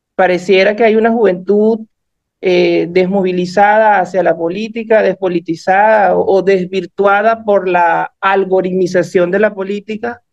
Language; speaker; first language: Spanish; native; Spanish